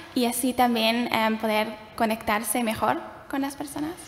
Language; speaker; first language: Spanish; non-native, fluent; German